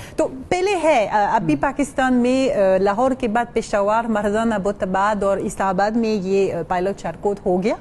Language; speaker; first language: Urdu; non-native, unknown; French